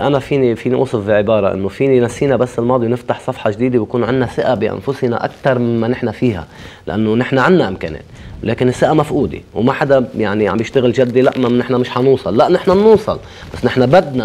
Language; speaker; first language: Arabic; native; Arabic